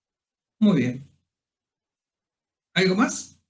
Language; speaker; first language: Spanish; native; Spanish